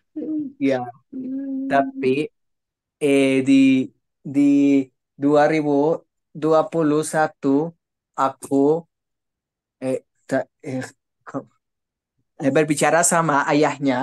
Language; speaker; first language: Indonesian; non-native, learner; Spanish